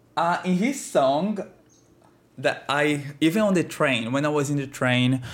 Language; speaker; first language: English; non-native, fluent; Portuguese